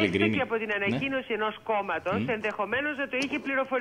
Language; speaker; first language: Greek; native; Greek